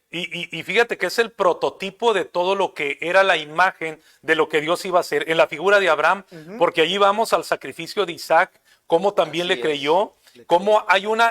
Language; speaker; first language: Spanish; native; Spanish